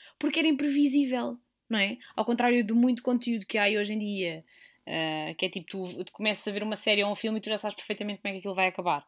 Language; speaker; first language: Portuguese; native; Portuguese